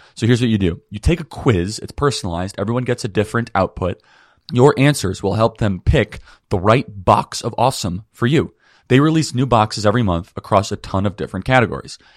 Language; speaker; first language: English; native; English